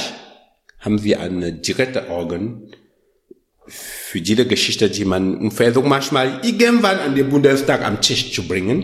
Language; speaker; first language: German; non-native, learner; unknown